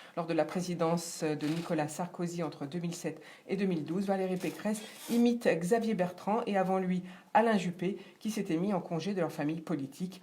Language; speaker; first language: French; native; French